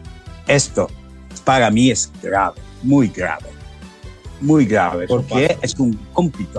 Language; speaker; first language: Spanish; non-native, learner; Italian